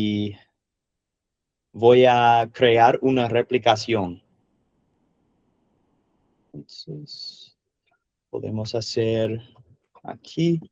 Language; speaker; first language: Spanish; non-native, learner; English